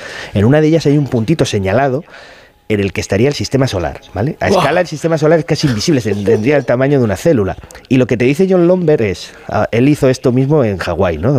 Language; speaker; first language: Spanish; native; Spanish